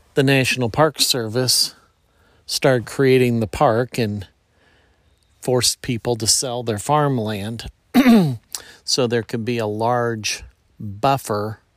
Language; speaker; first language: English; native; English